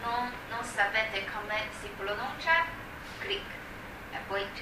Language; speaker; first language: Italian; non-native, learner; Chinese